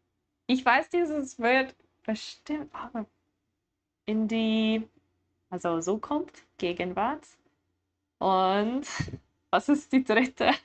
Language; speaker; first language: German; non-native, learner; English